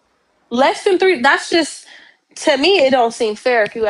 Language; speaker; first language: English; native; English